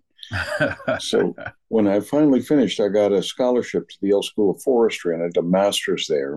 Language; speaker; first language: English; native; English